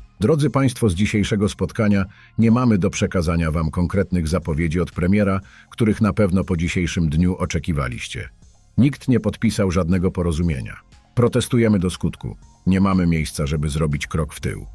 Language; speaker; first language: Polish; native; Polish